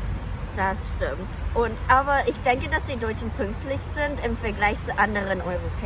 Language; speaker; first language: German; non-native, learner; Japanese